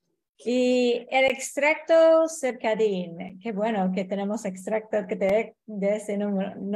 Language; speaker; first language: Spanish; non-native, fluent; English